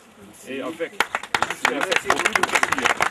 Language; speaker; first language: French; non-native, fluent; Dutch